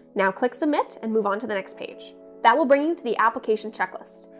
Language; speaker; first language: English; native; English